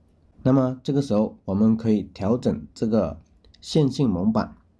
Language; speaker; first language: Chinese; native; Chinese